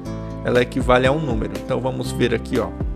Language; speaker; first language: Portuguese; native; Portuguese